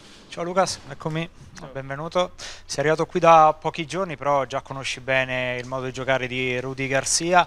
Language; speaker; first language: Italian; native; Italian